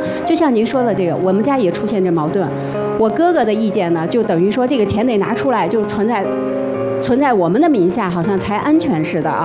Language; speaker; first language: Chinese; native; Chinese